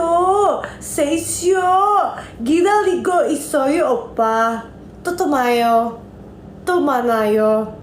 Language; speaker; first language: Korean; non-native, learner; Indonesian